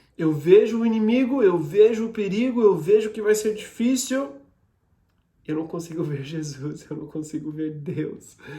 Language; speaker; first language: Portuguese; non-native, fluent; English